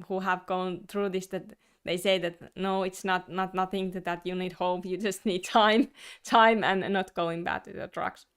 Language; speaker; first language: English; non-native, fluent; Finnish